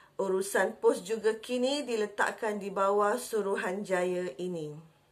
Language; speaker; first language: Malay; native; Malay